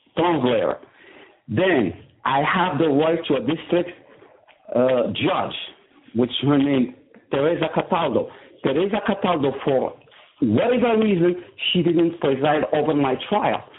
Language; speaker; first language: English; non-native, fluent; Arabic